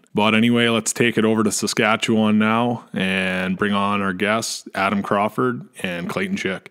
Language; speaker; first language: English; native; English